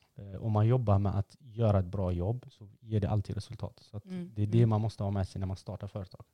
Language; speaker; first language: Swedish; early bilingual, other home language; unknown